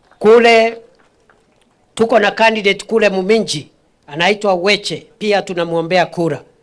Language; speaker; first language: Swahili; non-native, local second language; Meru